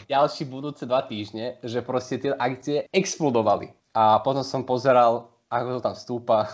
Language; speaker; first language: Slovak; early bilingual, heritage; Slovak